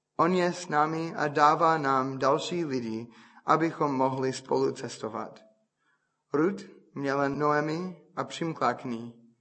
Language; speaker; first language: Czech; non-native, fluent; English